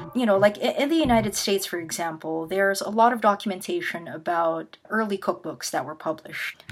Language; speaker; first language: English; non-native, local second language; Filipino